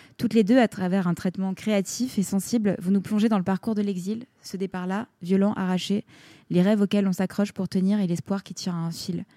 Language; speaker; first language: French; native; French